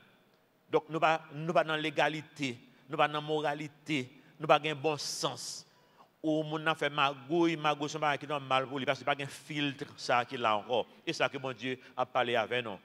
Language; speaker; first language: French; non-native, local second language; Haitian Creole